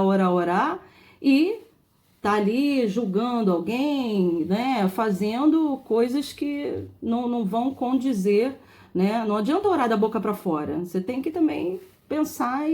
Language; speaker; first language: Portuguese; native; Portuguese